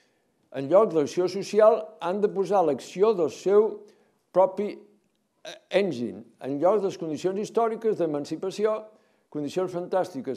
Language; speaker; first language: Catalan; native; Catalan